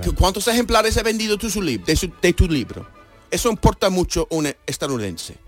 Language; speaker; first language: Spanish; non-native, fluent; English